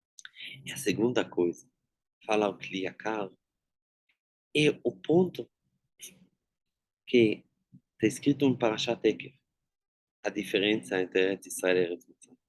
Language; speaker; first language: Portuguese; non-native, fluent; Hebrew